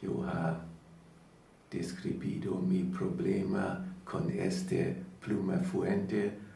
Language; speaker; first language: Spanish; non-native, learner; German